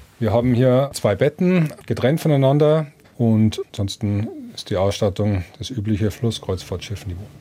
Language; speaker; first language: German; native; German